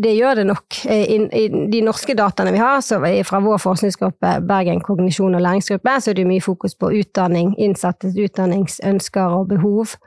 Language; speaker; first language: Norwegian; native; Norwegian